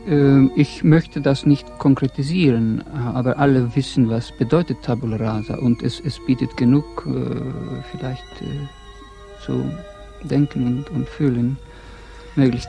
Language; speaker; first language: German; non-native, fluent; Estonian